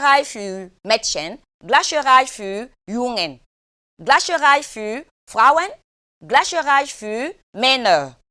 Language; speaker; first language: German; non-native, learner; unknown